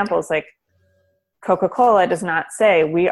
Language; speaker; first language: English; native; English